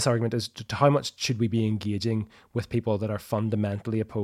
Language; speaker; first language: English; native; English